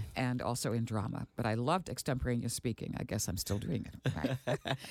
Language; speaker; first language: English; early bilingual, other home language; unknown